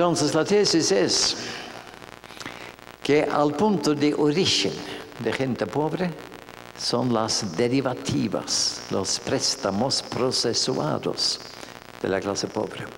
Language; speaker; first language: Spanish; non-native, fluent; Norwegian